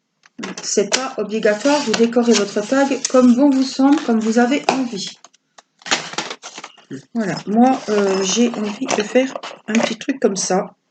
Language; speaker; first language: French; native; French